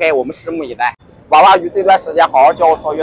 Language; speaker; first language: Chinese; native; Chinese